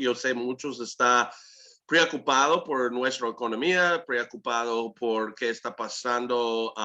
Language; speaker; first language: Spanish; early bilingual, heritage; English